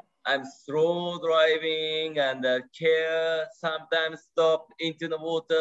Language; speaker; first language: English; non-native, learner; Japanese